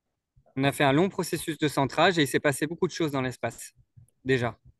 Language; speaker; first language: French; native; French